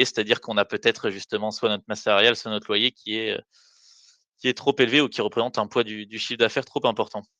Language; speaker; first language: French; native; French